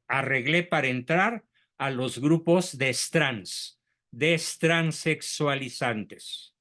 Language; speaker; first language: Spanish; native; Spanish